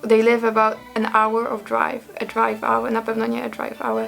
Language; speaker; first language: English; non-native, fluent; Polish